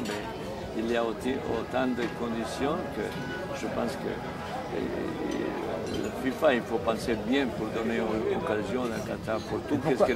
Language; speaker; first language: French; non-native, fluent; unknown